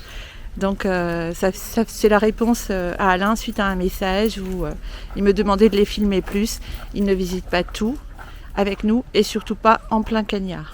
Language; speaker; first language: French; native; French